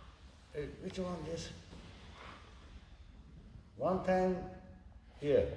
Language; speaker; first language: English; non-native, learner; Japanese